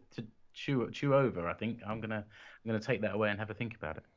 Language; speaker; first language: English; native; English